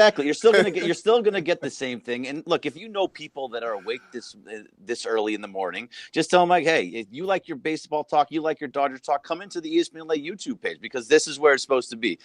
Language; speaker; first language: English; native; English